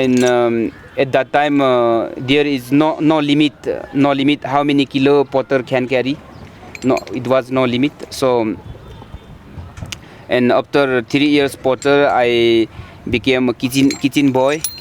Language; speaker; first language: English; non-native, learner; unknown